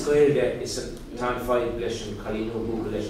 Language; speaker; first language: Irish; non-native, local second language; English